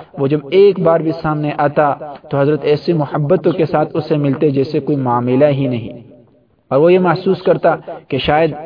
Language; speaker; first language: Urdu; non-native, local second language; Pashto